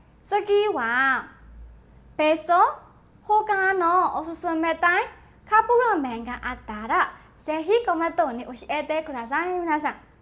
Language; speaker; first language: Japanese; non-native, learner; Burmese